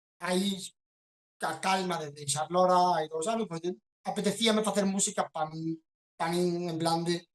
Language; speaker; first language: Galician; non-native, local second language; Spanish